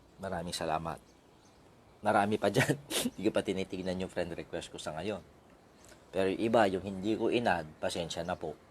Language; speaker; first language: Filipino; non-native, local second language; Iloko